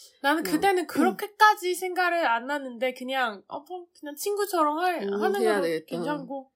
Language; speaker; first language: Korean; non-native, learner; Chinese